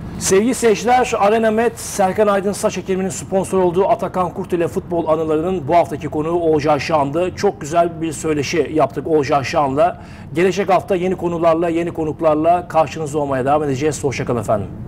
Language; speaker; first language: Turkish; native; Turkish